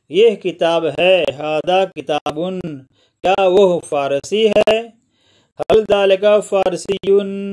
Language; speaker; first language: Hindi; non-native, local second language; Gujarati